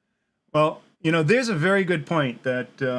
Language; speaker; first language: English; native; English